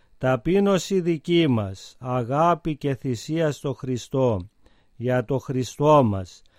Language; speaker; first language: Greek; native; Greek